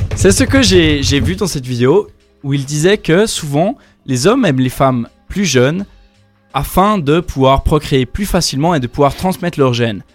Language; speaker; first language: French; native; French